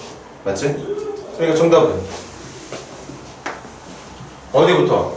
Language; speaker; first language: Korean; native; Korean